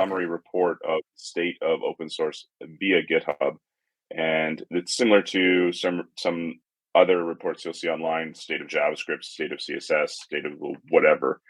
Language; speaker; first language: English; native; English